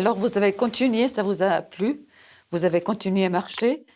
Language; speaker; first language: French; non-native, fluent; Serbian